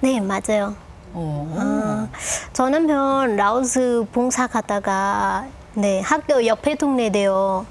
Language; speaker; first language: Korean; non-native, local second language; Lao